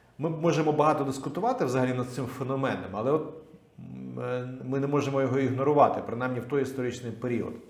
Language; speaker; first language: Ukrainian; non-native, local second language; Russian